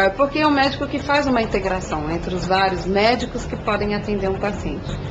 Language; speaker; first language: Portuguese; non-native, fluent; French